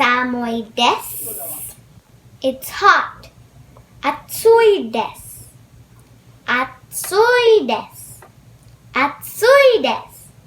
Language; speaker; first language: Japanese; non-native, learner; Filipino